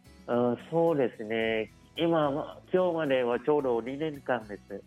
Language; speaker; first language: Japanese; non-native, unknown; Vietnamese